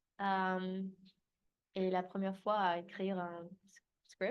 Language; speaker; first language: French; early bilingual, heritage; English